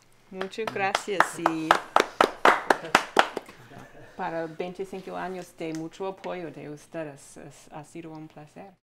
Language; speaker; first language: Spanish; non-native, fluent; English